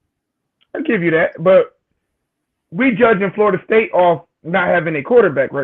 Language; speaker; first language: English; native; English